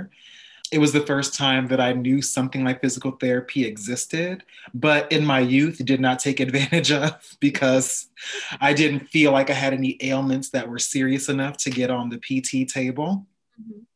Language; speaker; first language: English; native; English